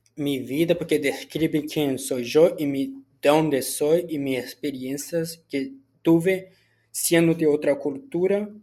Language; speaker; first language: Spanish; early bilingual, other home language; Portuguese